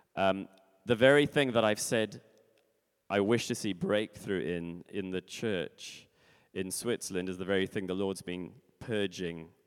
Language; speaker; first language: English; native; English